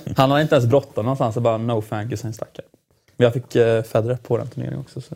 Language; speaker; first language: Swedish; native; Swedish